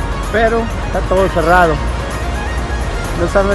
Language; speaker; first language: Spanish; native; Spanish